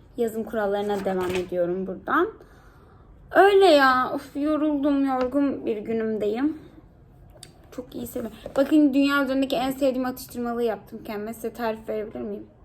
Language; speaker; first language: Turkish; native; Turkish